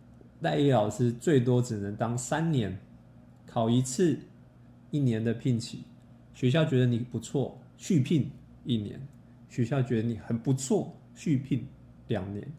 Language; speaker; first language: Chinese; native; Chinese